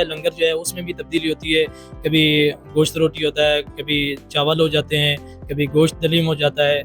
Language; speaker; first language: Urdu; native; Urdu